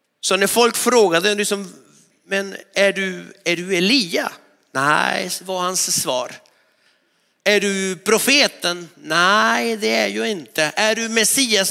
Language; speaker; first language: Swedish; non-native, fluent; Spanish